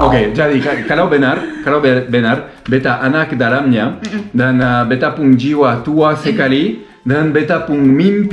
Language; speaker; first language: Indonesian; non-native, learner; French